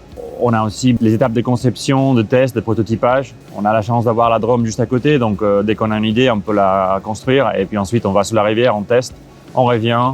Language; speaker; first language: French; non-native, fluent; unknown